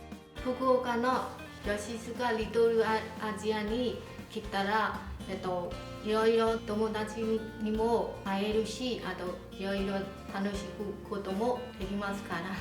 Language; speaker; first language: Japanese; non-native, fluent; Vietnamese